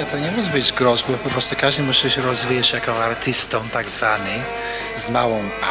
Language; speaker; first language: Polish; non-native, fluent; English